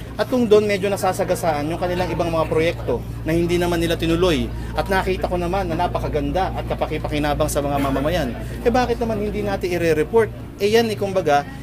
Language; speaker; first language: Filipino; native; Filipino